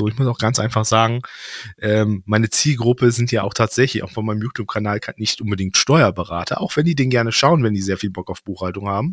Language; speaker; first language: German; native; German